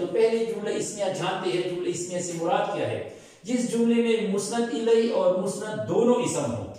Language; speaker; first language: Urdu; non-native, local second language; Pashto